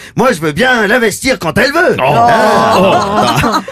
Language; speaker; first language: French; native; French